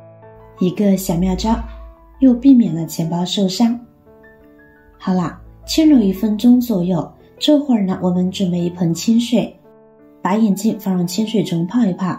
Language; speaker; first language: Chinese; native; Chinese